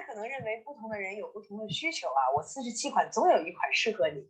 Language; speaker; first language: Chinese; native; Chinese